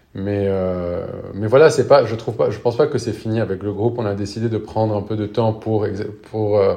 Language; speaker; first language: French; non-native, local second language; Arabic